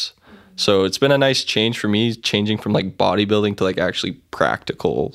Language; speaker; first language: English; native; English